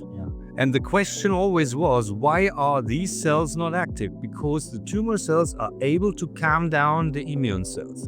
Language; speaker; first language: English; non-native, fluent; German